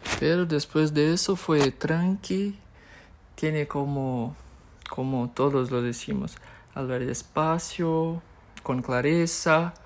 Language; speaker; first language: Spanish; non-native, fluent; Portuguese